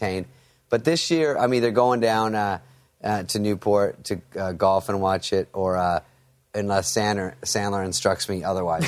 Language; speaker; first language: English; native; English